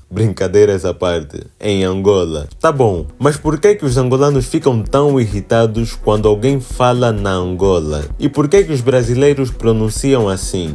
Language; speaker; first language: Portuguese; native; Portuguese